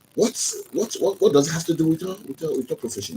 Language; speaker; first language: English; non-native, local second language; Yoruba